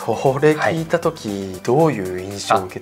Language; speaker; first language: Japanese; native; Japanese